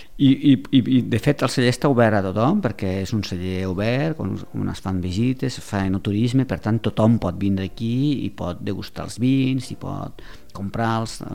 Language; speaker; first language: Catalan; native; Catalan